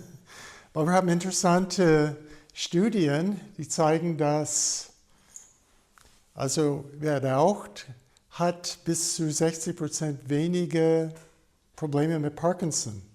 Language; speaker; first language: German; non-native, fluent; English